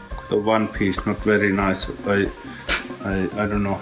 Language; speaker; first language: English; non-native, learner; Finnish